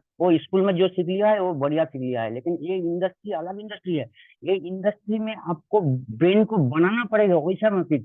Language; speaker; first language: Hindi; non-native, local second language; Bangla